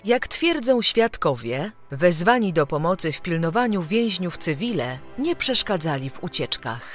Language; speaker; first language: Polish; native; Polish